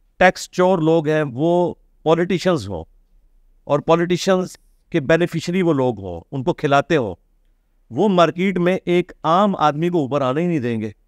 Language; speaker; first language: Urdu; native; Urdu